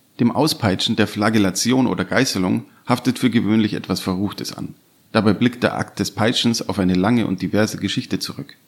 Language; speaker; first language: German; native; German